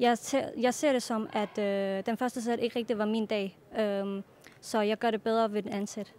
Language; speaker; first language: Danish; non-native, fluent; Thai